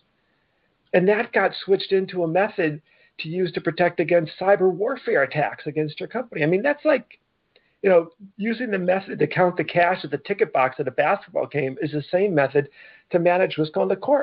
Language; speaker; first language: English; native; English